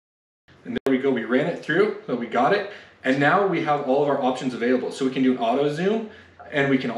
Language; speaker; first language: English; native; English